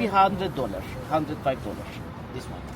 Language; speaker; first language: English; non-native, learner; Armenian